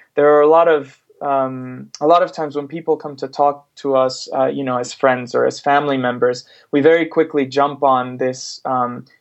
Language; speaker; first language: English; non-native, fluent; Spanish